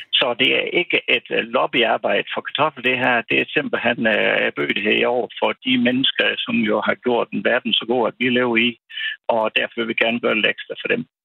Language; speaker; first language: Danish; native; Danish